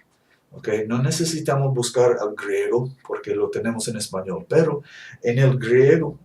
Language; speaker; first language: Spanish; non-native, fluent; English